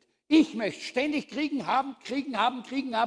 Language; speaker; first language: German; native; German